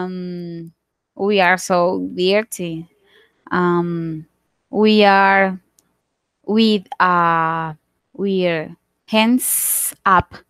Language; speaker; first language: English; non-native, learner; Spanish